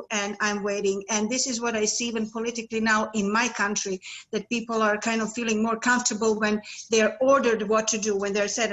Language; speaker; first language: English; non-native, fluent; Serbian